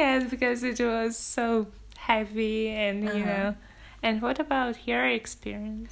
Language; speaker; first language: English; non-native, fluent; Russian